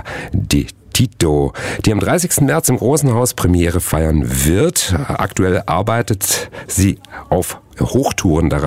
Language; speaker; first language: German; native; German